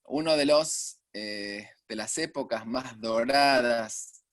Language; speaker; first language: Spanish; native; Spanish